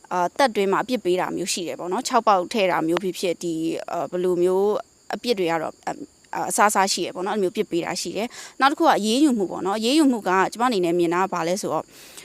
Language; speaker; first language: Burmese; non-native, local second language; Mon